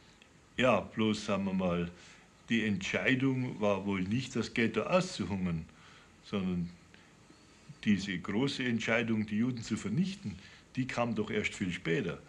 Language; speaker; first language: German; native; German